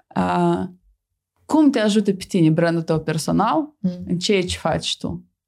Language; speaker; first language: Romanian; non-native, local second language; Russian